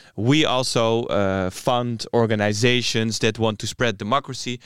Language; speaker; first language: English; non-native, fluent; Dutch